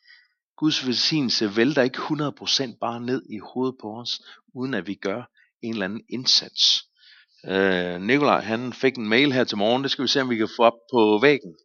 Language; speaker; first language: Danish; native; Danish